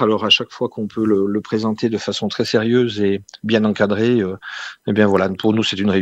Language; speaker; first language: French; native; French